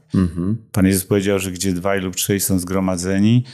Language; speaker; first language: Polish; native; Polish